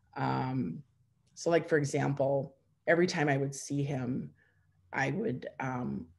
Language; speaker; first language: English; native; English